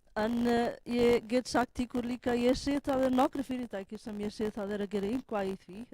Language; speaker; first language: Icelandic; non-native, fluent; Portuguese